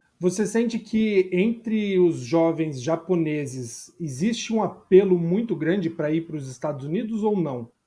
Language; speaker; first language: Portuguese; native; Portuguese